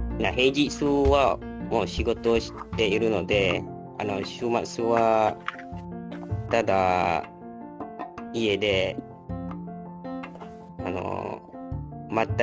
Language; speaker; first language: Japanese; non-native, learner; Malay